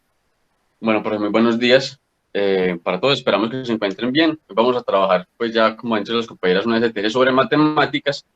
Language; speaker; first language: Spanish; native; Spanish